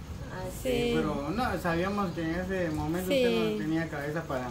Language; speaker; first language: Spanish; native; Spanish